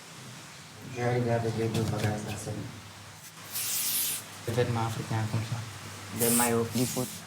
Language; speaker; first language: French; non-native, local second language; Wolof